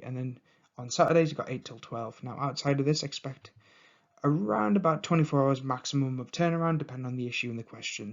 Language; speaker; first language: English; native; English